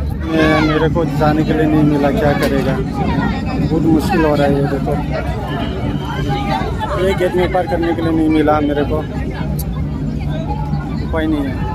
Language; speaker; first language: Hindi; non-native, local second language; Bodo